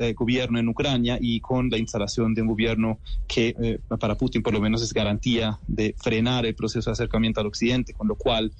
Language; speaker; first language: Spanish; non-native, fluent; German